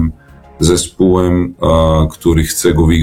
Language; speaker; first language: Polish; non-native, learner; Serbian